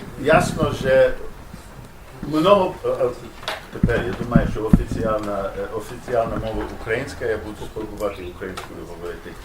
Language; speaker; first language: Ukrainian; non-native, learner; English